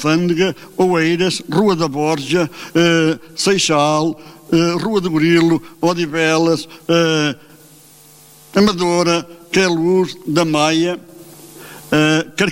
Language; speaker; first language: Portuguese; native; Portuguese